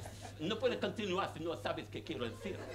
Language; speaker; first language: Spanish; non-native, fluent; English